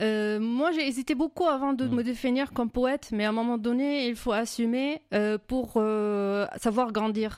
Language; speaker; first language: French; non-native, fluent; Arabic